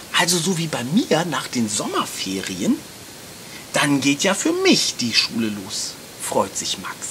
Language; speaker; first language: German; native; German